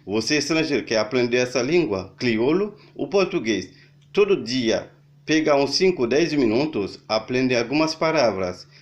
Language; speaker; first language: Portuguese; non-native, learner; Haitian Creole